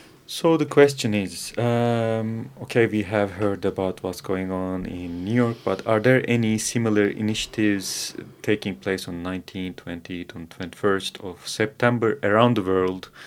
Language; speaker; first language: English; non-native, fluent; Turkish